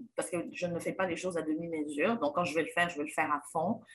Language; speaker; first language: French; non-native, local second language; Lingala